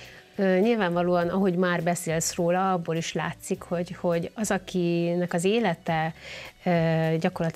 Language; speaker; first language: Hungarian; native; Hungarian